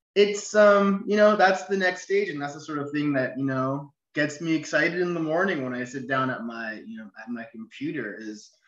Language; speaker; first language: English; native; English